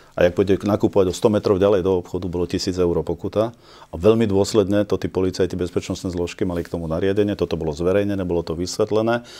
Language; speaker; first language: Slovak; native; Slovak